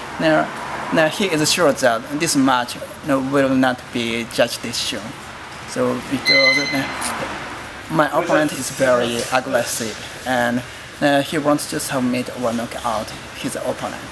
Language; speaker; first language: English; non-native, learner; Japanese